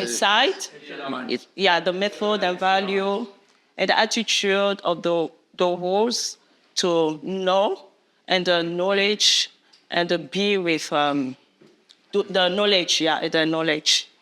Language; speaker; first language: English; non-native, learner; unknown